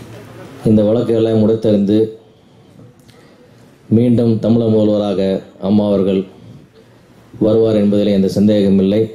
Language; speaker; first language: Tamil; native; Tamil